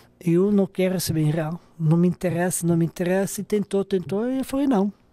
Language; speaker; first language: Portuguese; non-native, fluent; Serbian